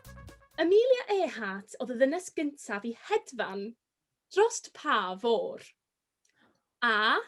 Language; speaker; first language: Welsh; native; Welsh